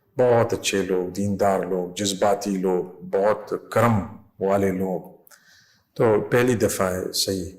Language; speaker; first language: Urdu; non-native, fluent; English